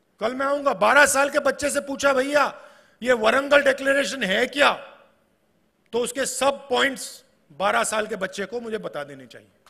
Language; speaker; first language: Hindi; native; Hindi